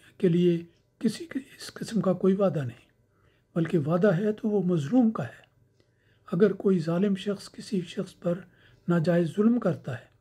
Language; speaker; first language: Urdu; native; Urdu